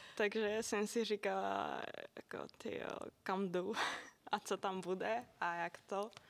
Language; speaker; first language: Czech; non-native, fluent; Greek